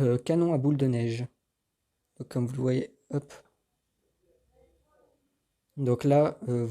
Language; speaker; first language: French; native; French